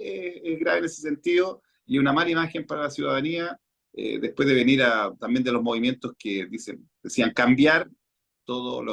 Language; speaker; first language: Spanish; native; Spanish